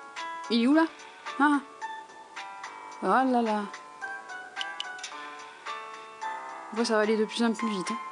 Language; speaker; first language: French; native; French